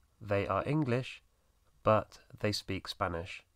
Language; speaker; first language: English; non-native, fluent; Spanish